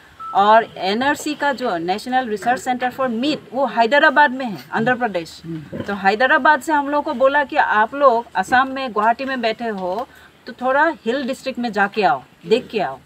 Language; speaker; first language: Hindi; non-native, local second language; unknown